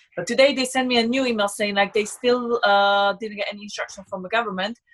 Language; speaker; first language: English; non-native, fluent; Slovak